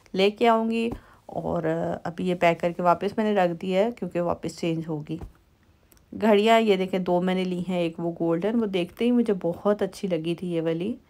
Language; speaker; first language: Urdu; native; Urdu